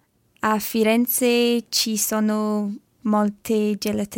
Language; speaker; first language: Italian; non-native, learner; English